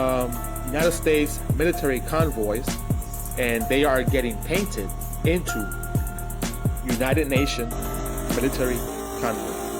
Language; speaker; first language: English; native; English